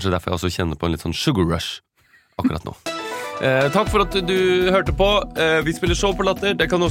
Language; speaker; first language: Norwegian; native; Norwegian